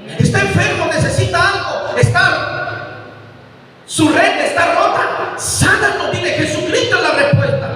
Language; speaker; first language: Spanish; native; Spanish